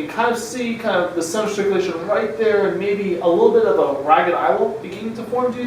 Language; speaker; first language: English; native; English